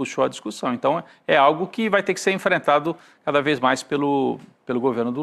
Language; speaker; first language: Portuguese; native; Portuguese